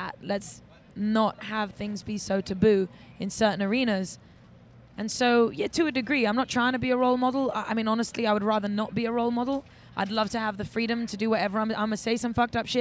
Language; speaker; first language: English; native; English